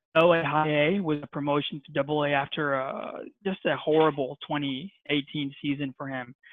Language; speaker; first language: English; non-native, fluent; Spanish